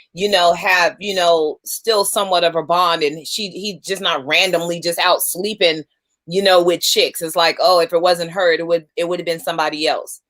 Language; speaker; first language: English; native; English